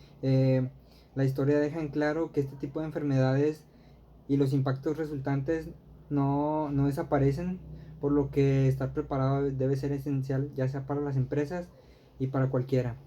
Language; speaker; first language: Spanish; native; Spanish